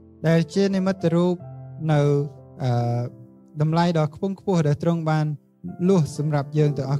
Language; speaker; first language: Khmer; native; Khmer